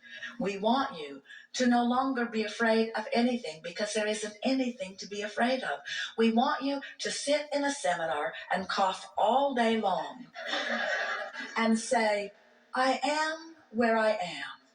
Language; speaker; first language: English; native; English